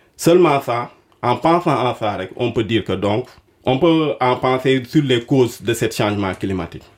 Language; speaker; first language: French; non-native, local second language; Wolof